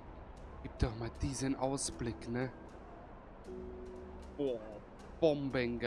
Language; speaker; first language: German; native; German